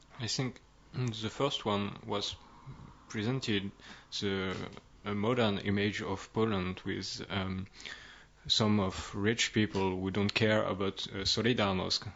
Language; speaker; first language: English; non-native, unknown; French